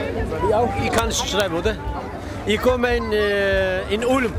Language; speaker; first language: German; non-native, learner; Italian